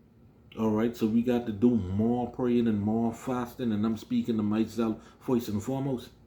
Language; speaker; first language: English; native; English